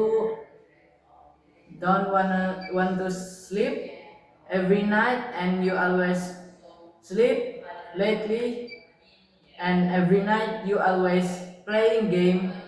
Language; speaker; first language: English; non-native, learner; Indonesian